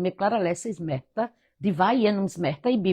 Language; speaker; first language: Norwegian; non-native, fluent; Portuguese